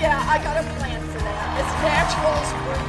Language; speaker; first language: English; native; English